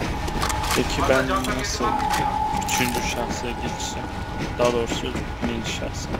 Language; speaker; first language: Turkish; early bilingual, heritage; Turkish